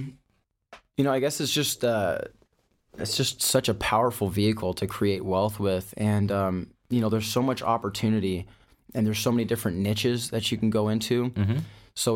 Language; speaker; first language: English; native; English